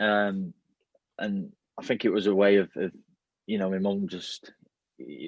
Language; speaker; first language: English; native; English